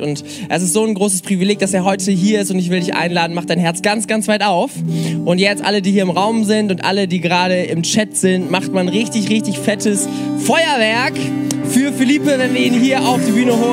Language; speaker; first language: German; native; German